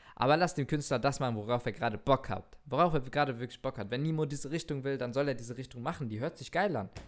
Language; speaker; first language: German; early bilingual, other home language; Turkish